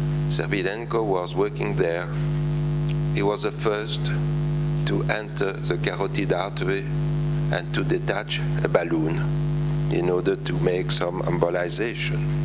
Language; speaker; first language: English; non-native, fluent; French